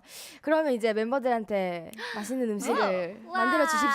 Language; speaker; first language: Korean; native; Korean